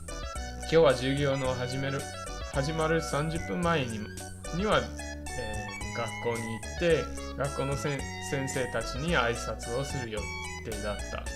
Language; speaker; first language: Japanese; non-native, fluent; English